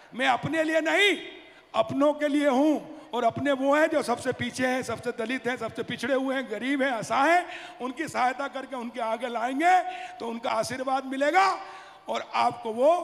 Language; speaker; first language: Hindi; native; Hindi